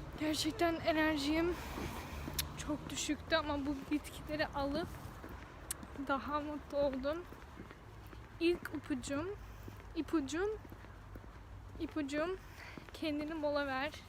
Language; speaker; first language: Turkish; non-native, fluent; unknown